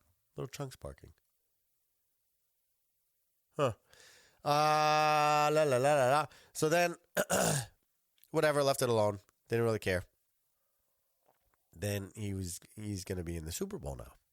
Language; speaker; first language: English; native; English